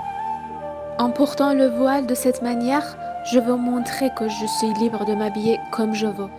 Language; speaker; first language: French; non-native, fluent; Persian